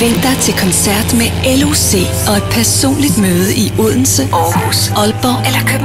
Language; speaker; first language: Danish; native; Danish